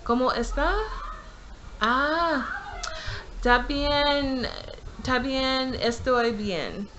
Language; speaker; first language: Spanish; non-native, learner; English